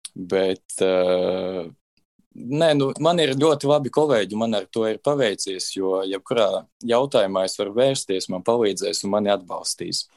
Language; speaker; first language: Latvian; native; Latvian